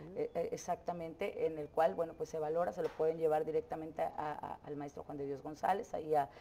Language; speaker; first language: Spanish; native; Spanish